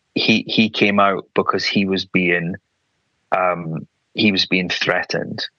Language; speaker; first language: English; native; English